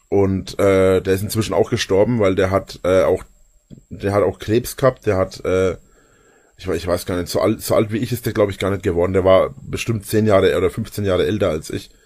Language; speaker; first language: German; native; German